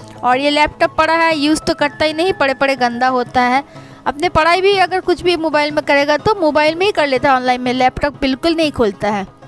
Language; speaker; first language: Hindi; non-native, local second language; Bangla